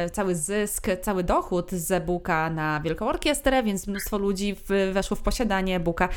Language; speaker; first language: Polish; native; Polish